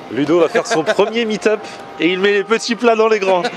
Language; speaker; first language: French; native; French